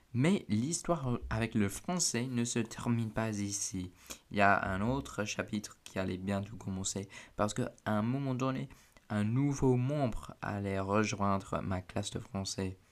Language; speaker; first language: French; non-native, fluent; English